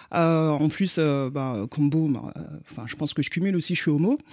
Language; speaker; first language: French; native; French